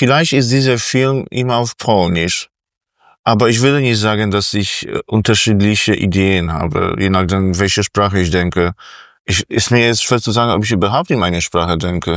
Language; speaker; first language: German; non-native, fluent; Polish